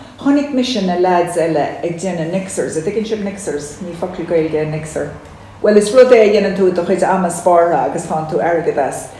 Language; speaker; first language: Irish; native; Irish